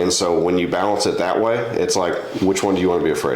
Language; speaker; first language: English; native; English